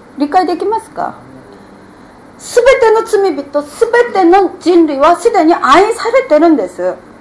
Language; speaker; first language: Japanese; non-native, fluent; Korean